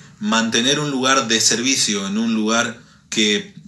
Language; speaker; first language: Spanish; native; Spanish